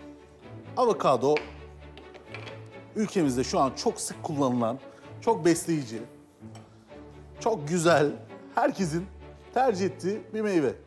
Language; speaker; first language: Turkish; native; Turkish